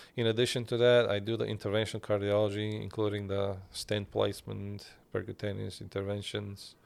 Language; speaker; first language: English; non-native, fluent; Turkish